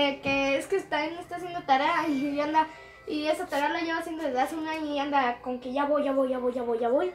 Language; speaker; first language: Spanish; native; Spanish